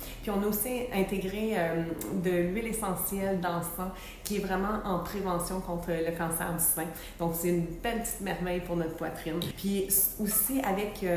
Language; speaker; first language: French; native; French